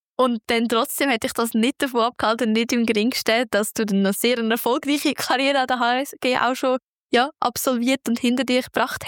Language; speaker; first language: German; native; German